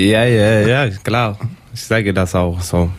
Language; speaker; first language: German; non-native, learner; Tamasheq